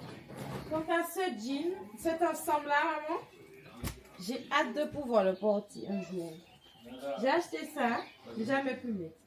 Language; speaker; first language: French; native; French